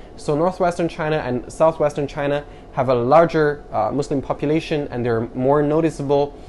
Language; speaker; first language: English; non-native, fluent; Chinese